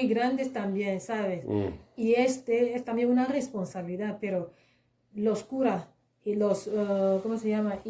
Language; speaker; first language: Spanish; non-native, fluent; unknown